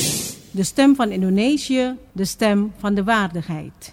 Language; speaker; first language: Dutch; non-native, fluent; Indonesian